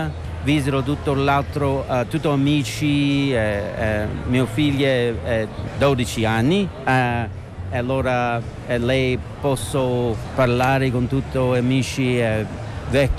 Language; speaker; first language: Italian; non-native, learner; English